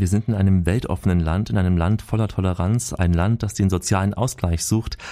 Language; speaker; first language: German; native; German